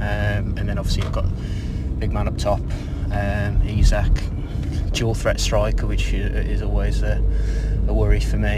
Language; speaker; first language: English; native; English